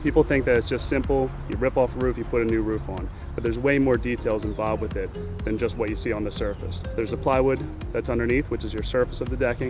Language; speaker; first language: English; native; English